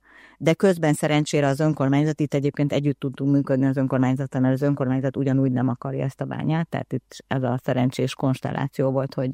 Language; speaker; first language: Hungarian; native; Hungarian